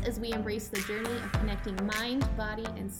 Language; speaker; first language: English; native; English